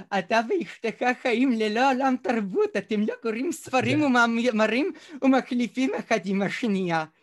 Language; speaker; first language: Hebrew; early bilingual, other home language; Russian